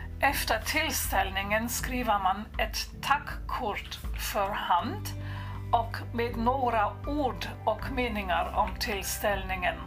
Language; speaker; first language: Swedish; non-native, fluent; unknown